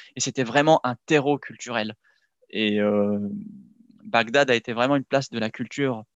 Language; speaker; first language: French; non-native, local second language; Arabic